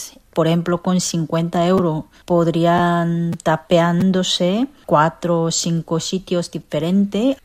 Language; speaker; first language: Spanish; non-native, learner; Korean